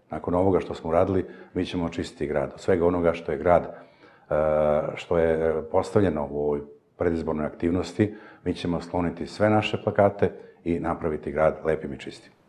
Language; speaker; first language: Serbian; native; Serbian